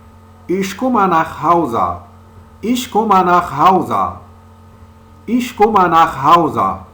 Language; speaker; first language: German; non-native, fluent; French